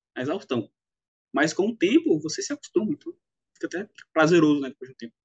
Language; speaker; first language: Portuguese; native; Portuguese